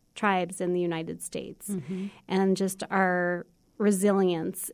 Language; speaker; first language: English; native; English